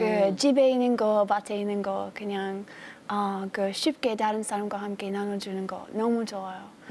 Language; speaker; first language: Korean; non-native, fluent; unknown